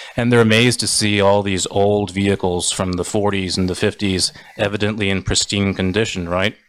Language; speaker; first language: English; native; English